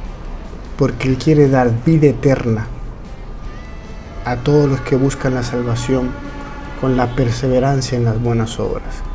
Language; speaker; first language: Spanish; native; Spanish